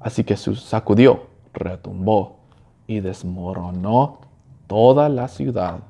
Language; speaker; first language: Spanish; early bilingual, heritage; Spanish